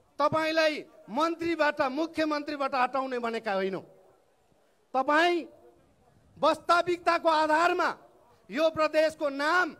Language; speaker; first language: Nepali; non-native, local second language; Eastern Tamang